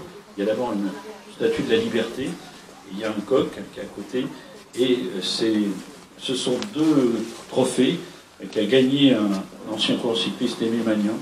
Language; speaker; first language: French; native; French